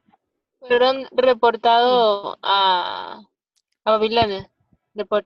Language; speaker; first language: Spanish; native; Spanish